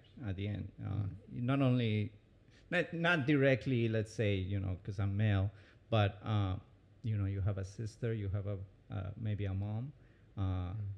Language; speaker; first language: English; non-native, fluent; Spanish